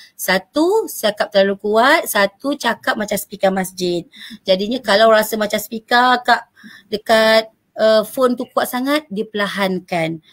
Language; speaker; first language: Malay; native; Malay